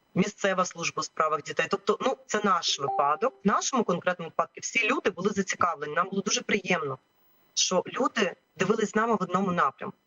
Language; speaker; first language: Ukrainian; native; Ukrainian